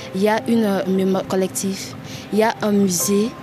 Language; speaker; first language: French; non-native, local second language; Sango